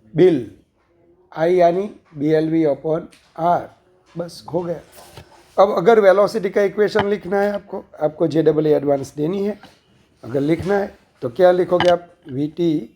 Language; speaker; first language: Hindi; non-native, local second language; Gujarati